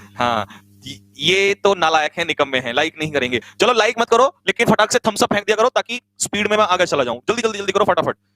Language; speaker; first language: Hindi; native; Hindi